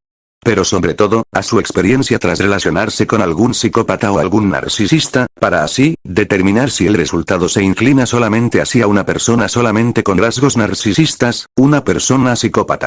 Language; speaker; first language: Spanish; native; Spanish